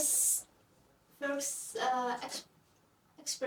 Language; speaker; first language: English; non-native, learner; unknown